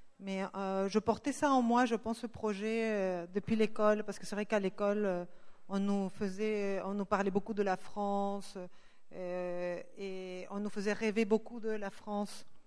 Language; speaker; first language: French; non-native, fluent; Spanish